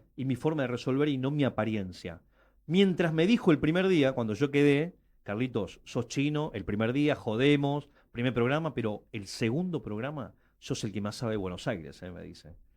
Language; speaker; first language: Spanish; early bilingual, other home language; Chinese